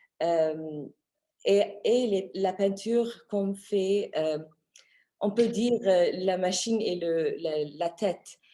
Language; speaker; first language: French; non-native, fluent; Arabic